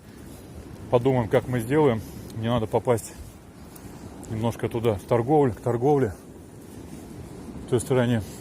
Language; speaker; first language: Russian; native; Russian